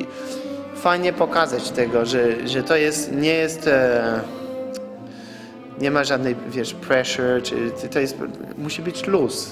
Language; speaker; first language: Polish; non-native, fluent; French